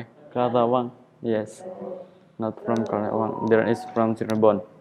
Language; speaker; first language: English; non-native, learner; Indonesian